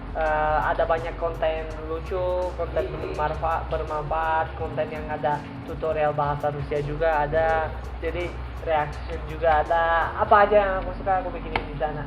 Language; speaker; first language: Indonesian; non-native, fluent; Tajik